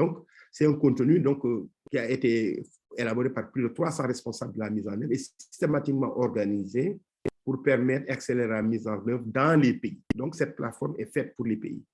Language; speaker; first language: French; non-native, local second language; Wolof